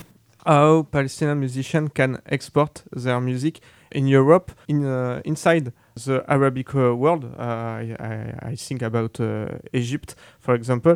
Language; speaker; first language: English; non-native, learner; French